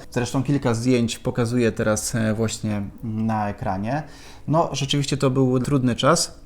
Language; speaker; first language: Polish; native; Polish